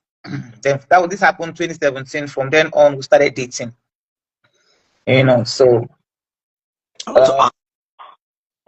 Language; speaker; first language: English; non-native, local second language; Igbo